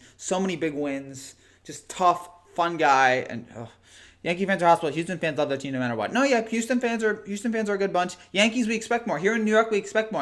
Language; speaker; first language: English; native; English